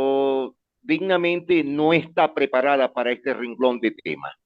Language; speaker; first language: Spanish; native; Spanish